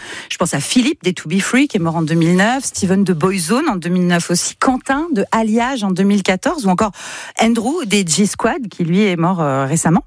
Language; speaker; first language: French; native; French